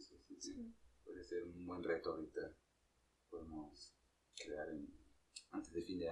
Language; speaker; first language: Spanish; native; Spanish